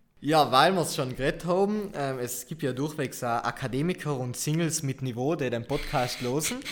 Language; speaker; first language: German; native; German